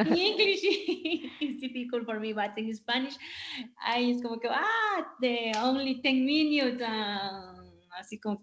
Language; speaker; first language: English; non-native, learner; Spanish